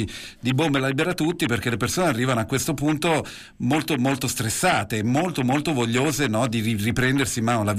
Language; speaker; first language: Italian; native; Italian